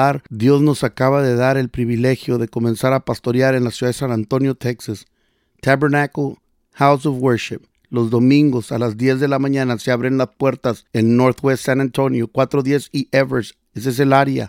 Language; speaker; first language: Spanish; early bilingual, heritage; Spanish